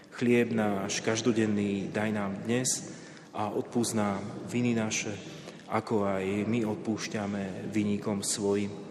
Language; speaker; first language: Slovak; native; Slovak